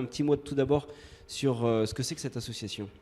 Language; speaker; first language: French; native; French